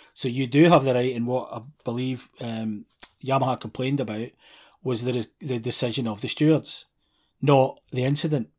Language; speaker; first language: English; native; English